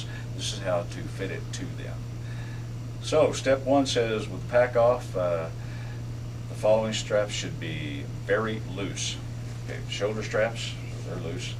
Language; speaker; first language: English; native; English